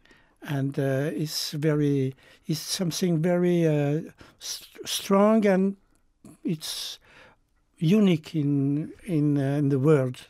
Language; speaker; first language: English; non-native, fluent; French